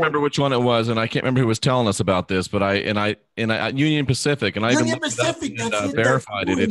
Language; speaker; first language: English; native; English